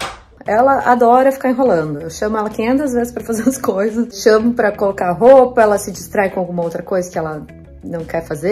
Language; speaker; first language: Portuguese; native; Portuguese